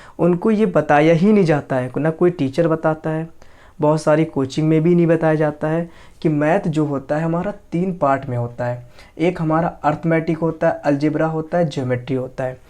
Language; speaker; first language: Hindi; native; Hindi